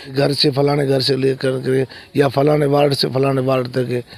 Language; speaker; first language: Hindi; native; Hindi